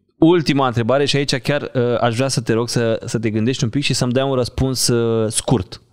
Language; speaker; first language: Romanian; native; Romanian